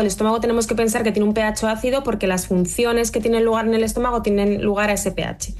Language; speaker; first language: Spanish; native; Spanish